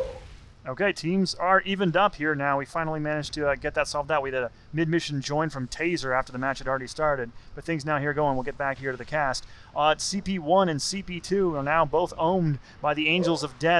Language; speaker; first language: English; native; English